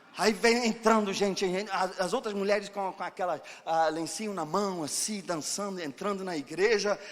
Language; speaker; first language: Portuguese; non-native, fluent; German